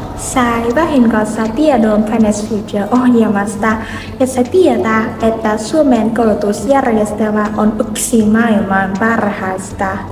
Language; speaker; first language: Finnish; non-native, learner; Vietnamese